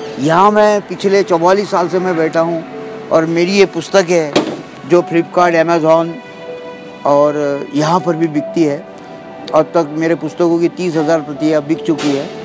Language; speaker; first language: Hindi; non-native, local second language; Marathi